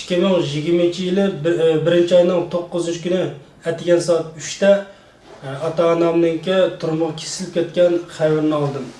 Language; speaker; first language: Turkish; non-native, learner; Uyghur